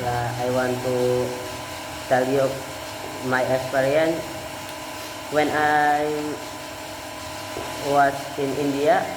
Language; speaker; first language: English; non-native, learner; Indonesian